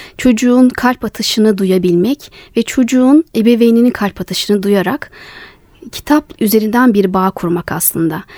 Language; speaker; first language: Turkish; native; Turkish